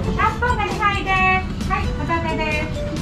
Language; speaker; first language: Japanese; native; Japanese